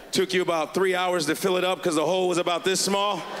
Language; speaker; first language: English; native; English